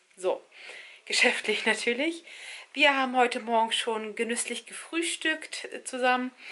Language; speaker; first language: German; early bilingual, other home language; Turkish